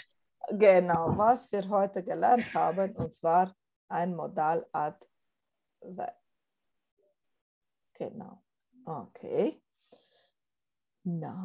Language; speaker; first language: German; non-native, fluent; Romanian